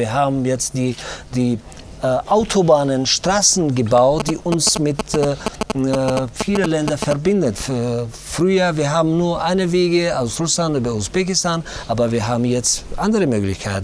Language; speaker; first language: German; non-native, fluent; Tajik